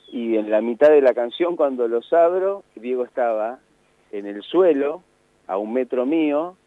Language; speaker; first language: Spanish; native; Spanish